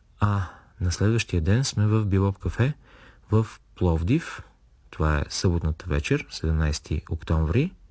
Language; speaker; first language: Bulgarian; native; Bulgarian